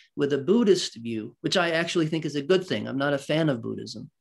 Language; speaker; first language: English; early bilingual, other home language; Swedish